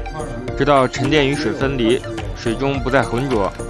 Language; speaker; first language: Chinese; native; Chinese